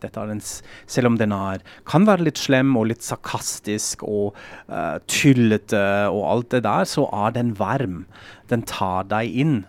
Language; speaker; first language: Norwegian; non-native, fluent; German